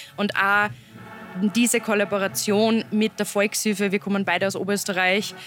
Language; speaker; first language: German; native; German